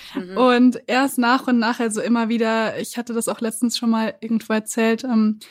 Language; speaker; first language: German; native; German